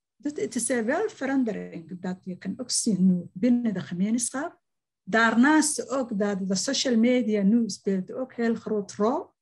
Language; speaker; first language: Dutch; non-native, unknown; Somali